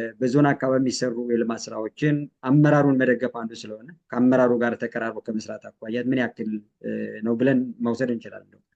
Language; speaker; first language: Amharic; native; Amharic